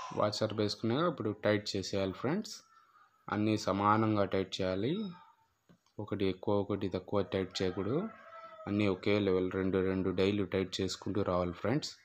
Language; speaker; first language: Telugu; non-native, local second language; Urdu